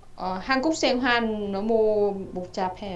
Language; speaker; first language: Korean; non-native, learner; Vietnamese